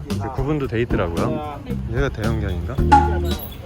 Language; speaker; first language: Korean; native; Korean